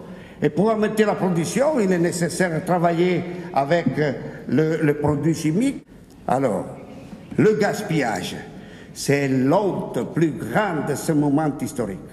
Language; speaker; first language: French; non-native, fluent; Italian